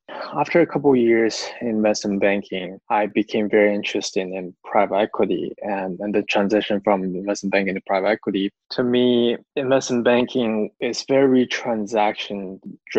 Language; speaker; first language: English; non-native, fluent; Chinese